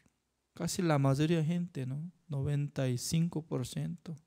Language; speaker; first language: Spanish; non-native, fluent; Korean